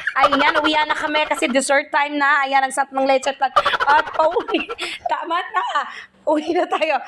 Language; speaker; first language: Filipino; native; Filipino